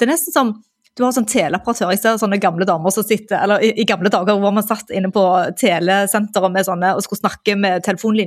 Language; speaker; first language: Norwegian; native; Norwegian